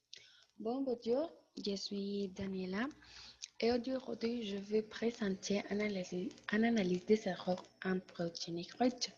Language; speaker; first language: French; non-native, learner; Spanish